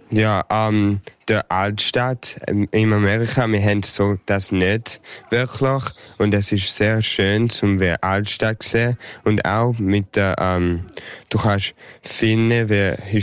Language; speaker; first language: German; early bilingual, heritage; English